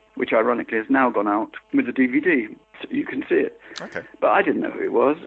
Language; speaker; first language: English; native; English